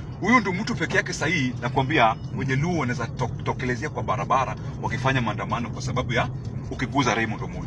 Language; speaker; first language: Swahili; non-native, local second language; Luo (Kenya and Tanzania)